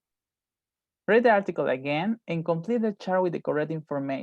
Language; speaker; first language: English; non-native, fluent; Spanish